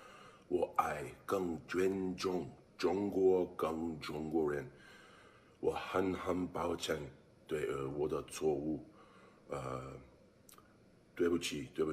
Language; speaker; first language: Chinese; non-native, learner; English